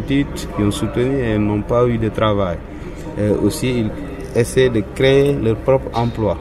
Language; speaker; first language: French; non-native, local second language; Wolof